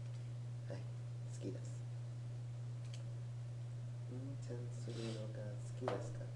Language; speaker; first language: Japanese; non-native, learner; English